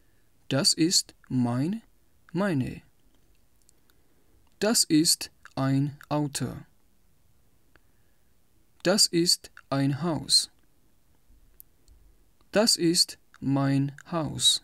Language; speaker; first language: German; non-native, fluent; Tajik